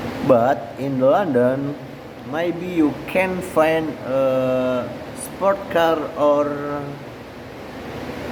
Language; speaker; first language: English; non-native, learner; Indonesian